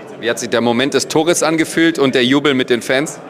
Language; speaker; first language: German; native; German